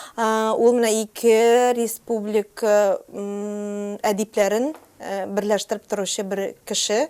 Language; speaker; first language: Tatar; native; Tatar